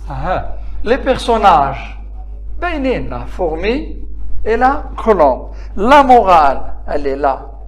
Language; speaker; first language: French; non-native, local second language; Arabic